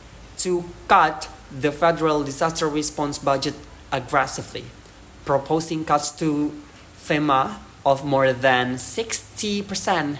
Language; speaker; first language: English; non-native, learner; Indonesian